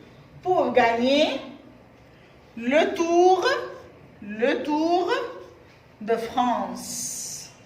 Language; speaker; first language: French; non-native, fluent; Arabic